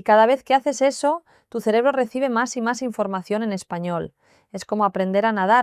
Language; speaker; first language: Spanish; non-native, fluent; English